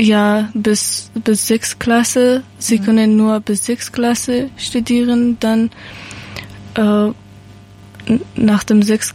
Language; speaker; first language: German; non-native, learner; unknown